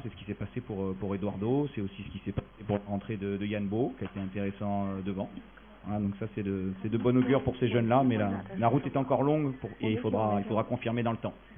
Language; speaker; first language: French; native; French